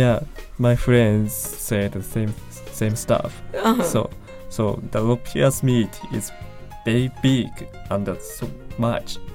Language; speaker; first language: English; non-native, learner; Japanese